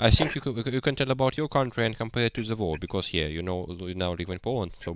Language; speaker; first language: English; non-native, learner; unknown